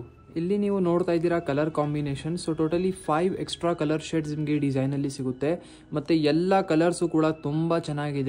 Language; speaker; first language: Kannada; native; Kannada